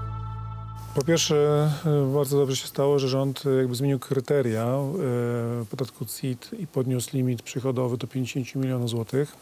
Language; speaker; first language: Polish; native; Polish